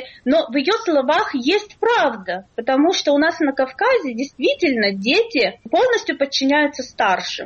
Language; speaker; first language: Russian; native; Russian